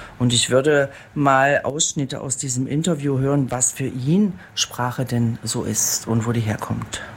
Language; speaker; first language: German; native; German